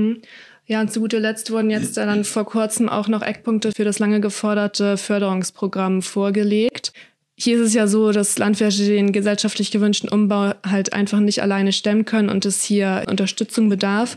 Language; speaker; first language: German; native; German